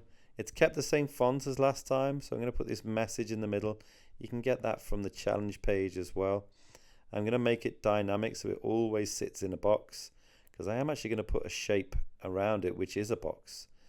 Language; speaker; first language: English; native; English